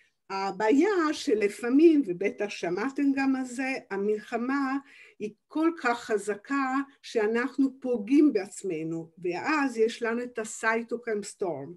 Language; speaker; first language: Hebrew; non-native, fluent; Italian